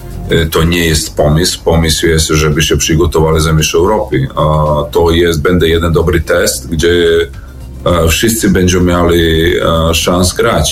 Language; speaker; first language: Polish; non-native, learner; Serbian